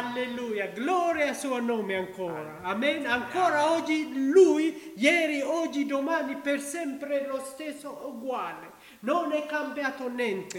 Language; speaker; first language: Italian; non-native, learner; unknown